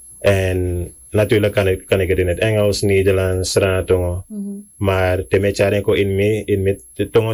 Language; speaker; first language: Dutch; non-native, local second language; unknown